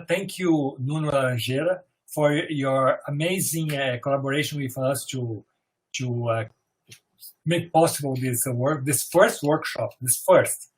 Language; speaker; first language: English; non-native, fluent; Portuguese